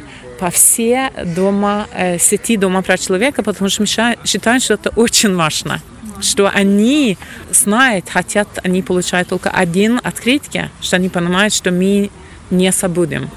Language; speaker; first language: Russian; non-native, fluent; Norwegian